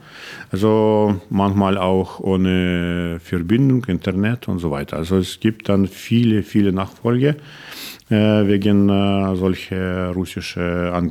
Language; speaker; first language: German; non-native, learner; Russian